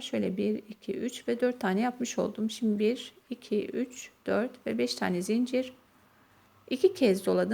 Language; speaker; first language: Turkish; native; Turkish